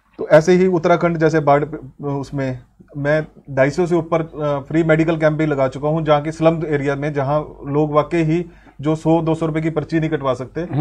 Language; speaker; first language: Hindi; native; Hindi